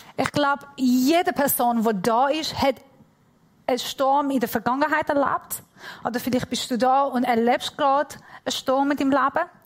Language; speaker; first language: German; non-native, fluent; Persian